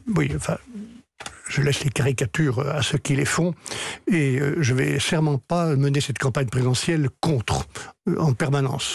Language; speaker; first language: French; native; French